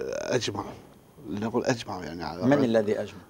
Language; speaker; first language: Arabic; native; Arabic